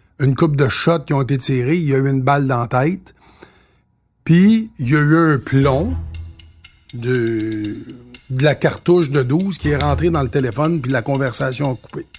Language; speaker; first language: French; native; French